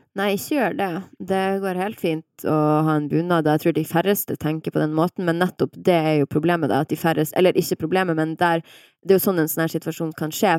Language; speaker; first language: Norwegian; native; Norwegian